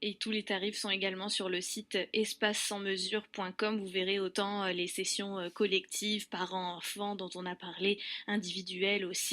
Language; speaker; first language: French; native; French